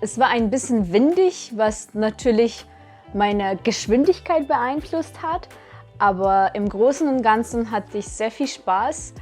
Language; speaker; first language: German; non-native, fluent; Russian